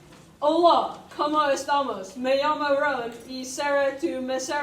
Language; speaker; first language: Spanish; non-native, learner; English